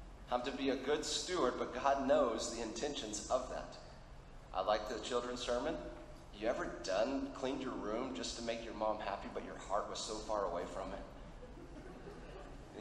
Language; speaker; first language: English; early bilingual, other home language; Spanish